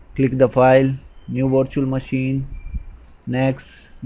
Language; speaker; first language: English; non-native, local second language; Hindi